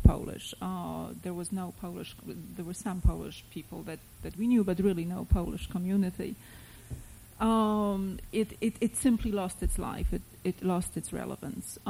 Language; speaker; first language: English; non-native, fluent; Polish